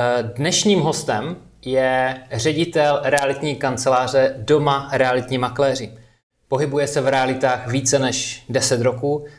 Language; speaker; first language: Czech; native; Czech